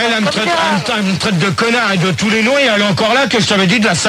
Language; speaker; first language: French; native; French